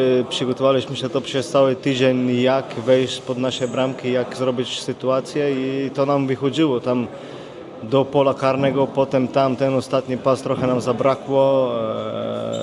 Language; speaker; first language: Polish; non-native, fluent; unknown